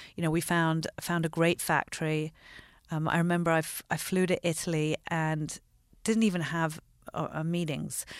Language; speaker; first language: English; native; English